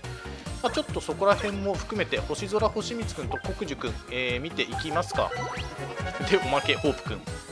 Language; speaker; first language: Japanese; native; Japanese